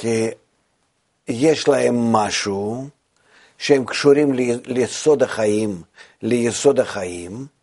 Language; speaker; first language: Hebrew; non-native, fluent; Russian